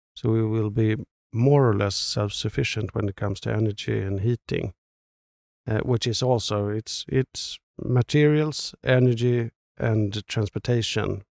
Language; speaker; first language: English; non-native, fluent; Swedish